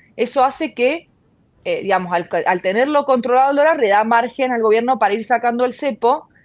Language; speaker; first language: Spanish; native; Spanish